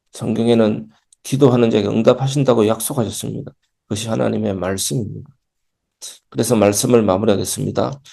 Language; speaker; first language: Korean; native; Korean